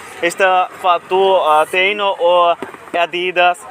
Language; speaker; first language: Portuguese; non-native, learner; Bangla